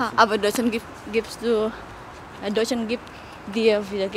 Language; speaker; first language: German; non-native, learner; Indonesian